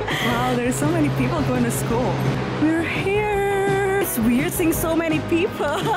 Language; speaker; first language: English; non-native, fluent; Indonesian